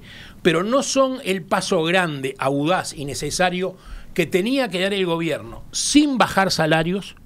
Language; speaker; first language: Spanish; native; Spanish